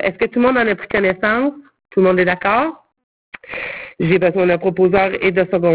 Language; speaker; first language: French; native; French